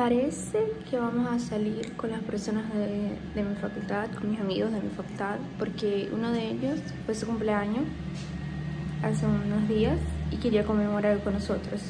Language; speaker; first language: Spanish; non-native, fluent; Portuguese